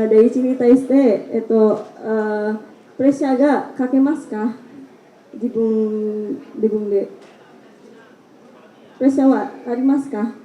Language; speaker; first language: Japanese; non-native, learner; Indonesian